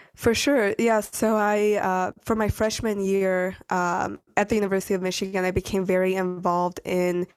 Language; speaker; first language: English; early bilingual, other home language; Spanish